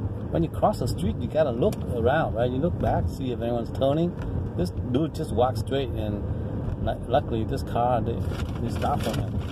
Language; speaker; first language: English; non-native, fluent; Vietnamese